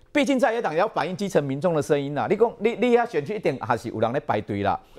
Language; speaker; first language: Chinese; native; Chinese